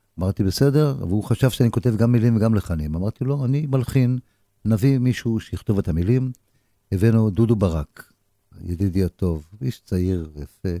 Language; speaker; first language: Hebrew; native; Hebrew